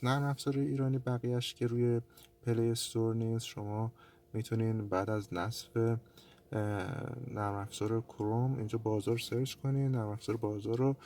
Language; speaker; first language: Persian; native; Persian